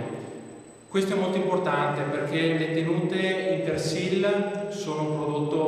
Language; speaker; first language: Italian; native; Italian